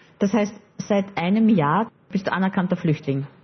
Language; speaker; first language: German; native; German